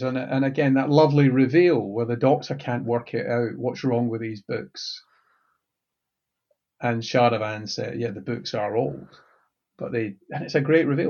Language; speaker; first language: English; native; English